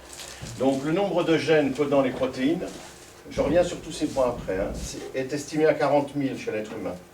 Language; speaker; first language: French; native; French